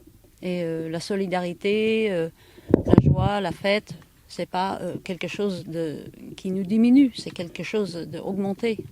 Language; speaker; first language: French; non-native, fluent; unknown